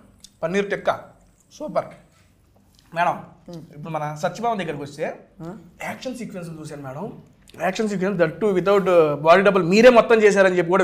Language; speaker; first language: Telugu; native; Telugu